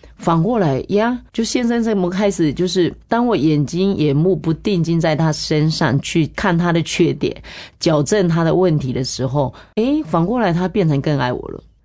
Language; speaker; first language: Chinese; native; Chinese